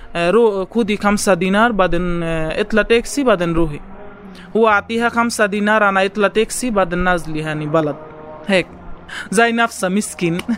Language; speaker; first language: Arabic; non-native, learner; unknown